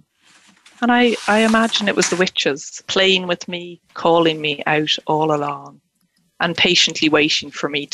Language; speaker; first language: English; native; English